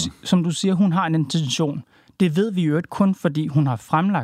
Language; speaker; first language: Danish; native; Danish